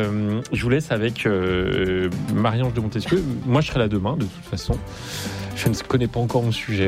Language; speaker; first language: French; native; French